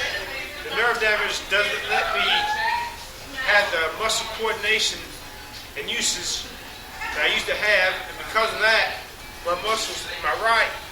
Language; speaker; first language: English; native; English